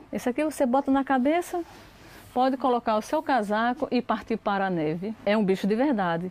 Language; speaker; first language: Portuguese; native; Portuguese